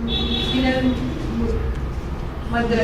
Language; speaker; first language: Arabic; non-native, learner; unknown